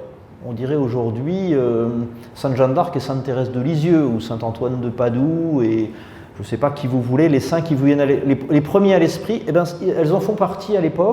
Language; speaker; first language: French; native; French